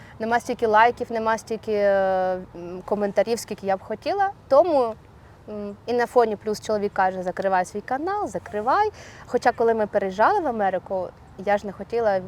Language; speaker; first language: Ukrainian; non-native, local second language; Russian